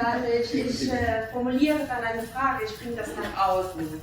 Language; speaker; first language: German; non-native, fluent; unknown